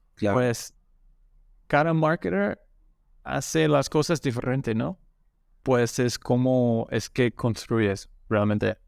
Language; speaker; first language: Spanish; non-native, learner; English